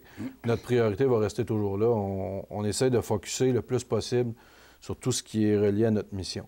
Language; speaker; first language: French; native; French